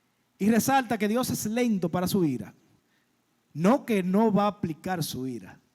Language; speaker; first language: Spanish; native; Spanish